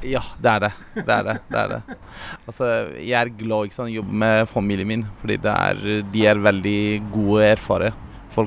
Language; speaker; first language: Norwegian; non-native, learner; Turkish